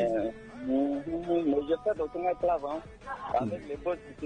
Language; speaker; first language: French; non-native, learner; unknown